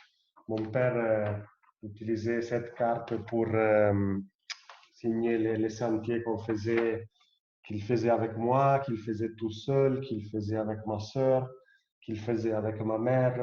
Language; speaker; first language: French; non-native, fluent; Italian